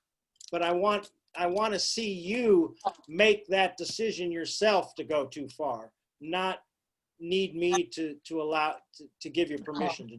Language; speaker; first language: English; native; English